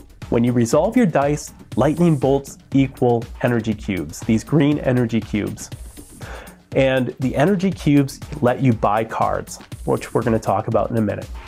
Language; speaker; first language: English; native; English